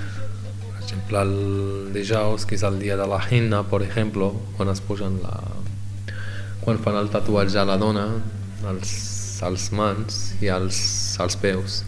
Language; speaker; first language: Catalan; non-native, learner; Arabic